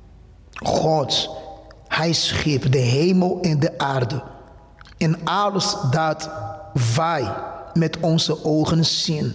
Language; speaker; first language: Dutch; non-native, fluent; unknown